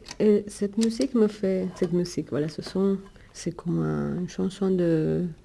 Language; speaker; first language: French; non-native, fluent; Spanish